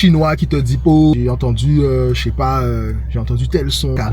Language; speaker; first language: French; native; French